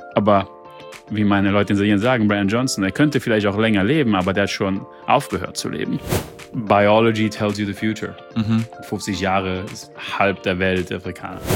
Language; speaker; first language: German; early bilingual, heritage; Italian